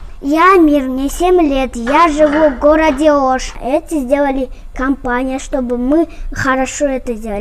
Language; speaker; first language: Russian; non-native, local second language; Kyrgyz